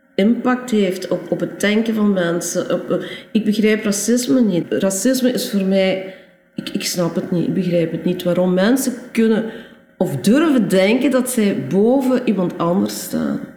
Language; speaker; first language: Dutch; native; Dutch